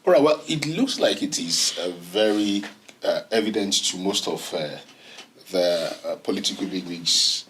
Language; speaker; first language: English; non-native, local second language; Yoruba